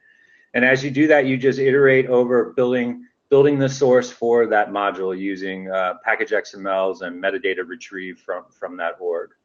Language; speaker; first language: English; native; English